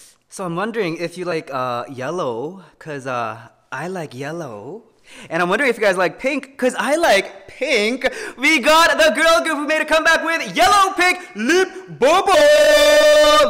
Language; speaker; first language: English; early bilingual, other home language; Korean